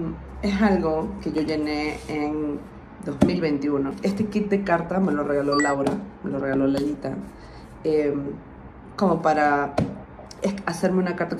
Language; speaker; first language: Spanish; native; Spanish